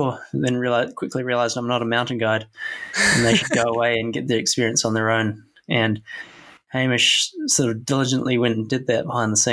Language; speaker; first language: English; native; English